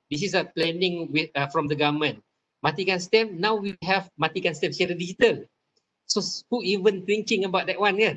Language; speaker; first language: English; non-native, local second language; Malay